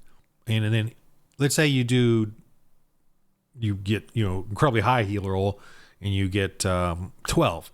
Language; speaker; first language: English; native; English